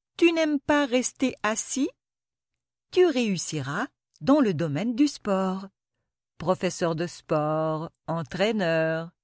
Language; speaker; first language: French; non-native, local second language; Arabic